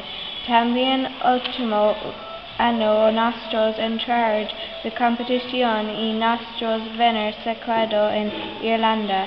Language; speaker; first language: Spanish; non-native, learner; English